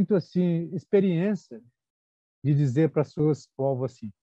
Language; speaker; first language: Portuguese; non-native, local second language; Guarani